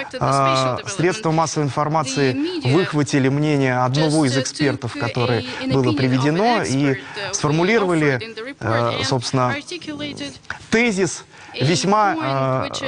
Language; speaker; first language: Russian; native; Russian